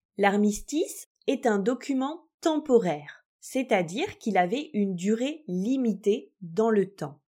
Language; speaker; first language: French; native; French